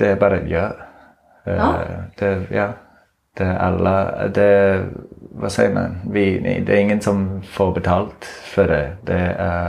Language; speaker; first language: Swedish; non-native, fluent; English